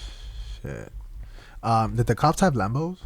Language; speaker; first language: English; native; English